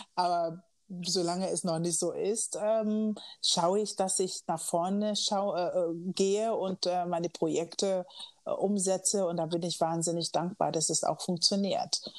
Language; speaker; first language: German; early bilingual, other home language; Akan